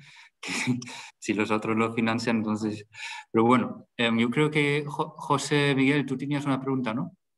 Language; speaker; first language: Spanish; non-native, fluent; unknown